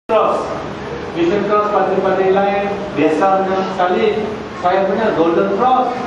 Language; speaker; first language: Malay; non-native, local second language; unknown